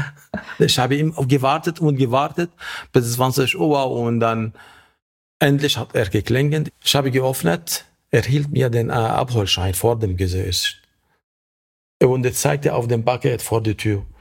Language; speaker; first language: German; non-native, learner; Arabic